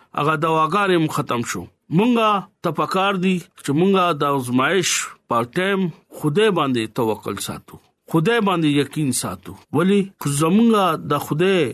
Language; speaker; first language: Pashto; non-native, local second language; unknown